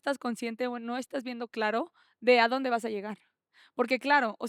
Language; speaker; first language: Spanish; native; Spanish